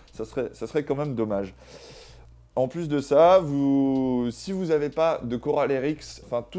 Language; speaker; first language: French; native; French